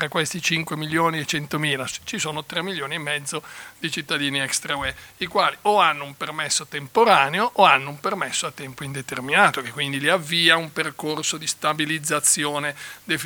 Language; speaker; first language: Italian; native; Italian